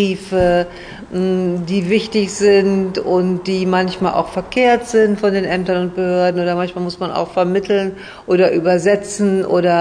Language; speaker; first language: German; native; German